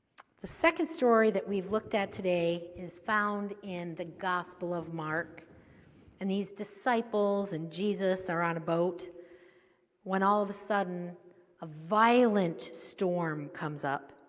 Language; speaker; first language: English; native; English